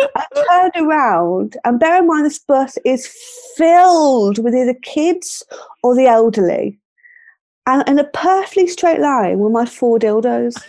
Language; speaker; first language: English; native; English